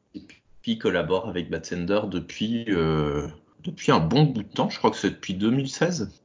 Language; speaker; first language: French; native; French